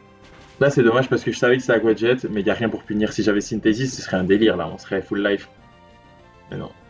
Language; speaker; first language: French; native; French